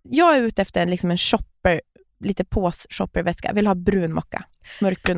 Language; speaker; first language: Swedish; native; Swedish